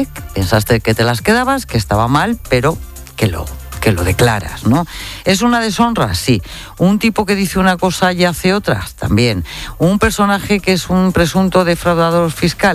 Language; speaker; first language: Spanish; native; Spanish